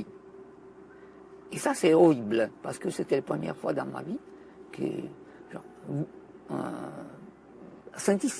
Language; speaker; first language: French; non-native, fluent; Italian